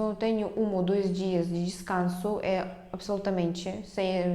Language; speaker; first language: Portuguese; non-native, fluent; Russian